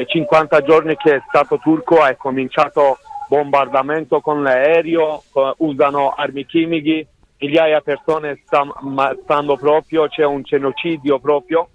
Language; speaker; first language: Italian; non-native, learner; Kurdish